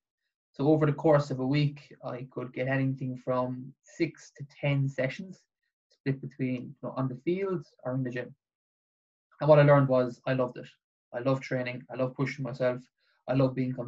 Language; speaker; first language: English; native; English